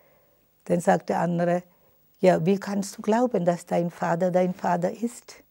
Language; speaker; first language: German; non-native, fluent; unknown